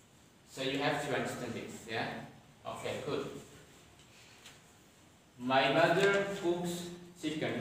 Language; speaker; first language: English; non-native, fluent; Indonesian